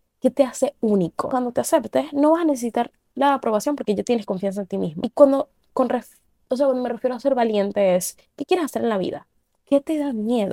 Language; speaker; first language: Spanish; native; Spanish